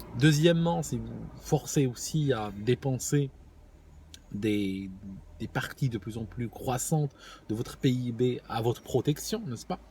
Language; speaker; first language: French; non-native, local second language; Arabic